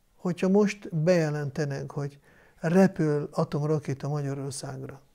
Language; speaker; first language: Hungarian; non-native, fluent; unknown